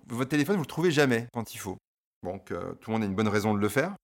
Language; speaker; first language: French; native; French